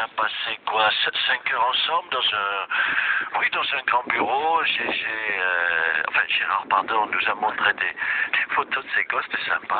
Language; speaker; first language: French; native; French